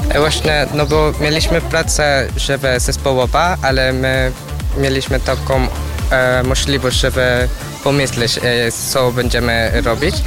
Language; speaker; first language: Polish; non-native, learner; Spanish